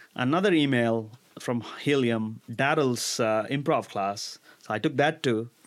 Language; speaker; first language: English; non-native, local second language; Tamil